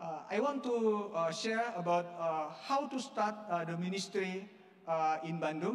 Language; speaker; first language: English; non-native, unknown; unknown